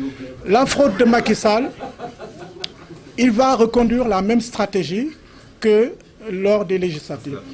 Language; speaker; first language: French; non-native, local second language; Wolof